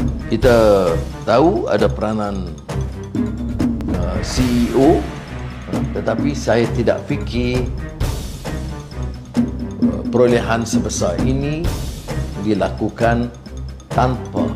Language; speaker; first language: Malay; native; Malay